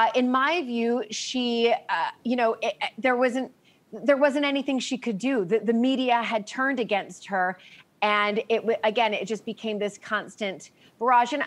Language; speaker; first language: English; native; English